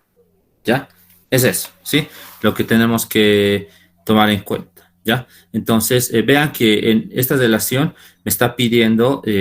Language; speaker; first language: Spanish; native; Spanish